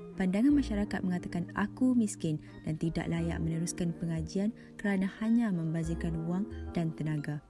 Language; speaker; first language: Malay; native; Malay